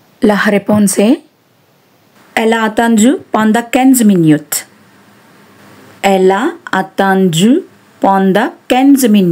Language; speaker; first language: French; non-native, fluent; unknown